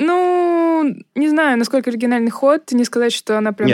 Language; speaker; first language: Russian; native; Russian